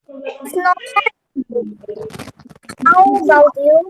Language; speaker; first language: English; non-native, learner; Indonesian